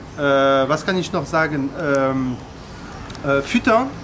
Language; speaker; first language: German; non-native, learner; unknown